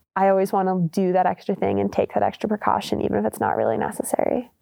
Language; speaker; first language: English; native; English